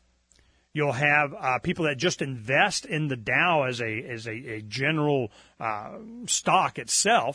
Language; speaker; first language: English; native; English